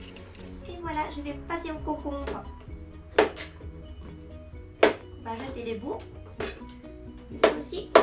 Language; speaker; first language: French; non-native, fluent; Japanese